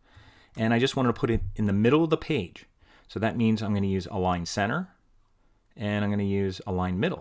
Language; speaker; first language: English; native; English